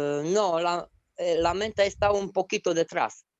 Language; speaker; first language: Spanish; non-native, fluent; Romanian